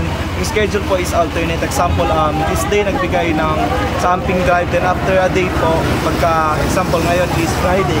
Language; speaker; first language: Filipino; non-native, local second language; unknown